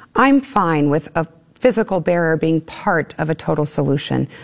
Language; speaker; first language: English; native; English